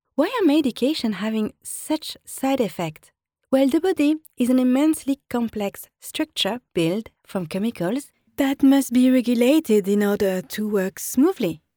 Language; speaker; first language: English; non-native, fluent; French